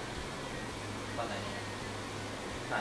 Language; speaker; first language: Thai; native; Thai